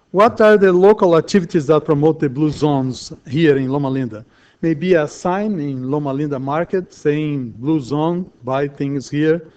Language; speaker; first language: English; non-native, fluent; Portuguese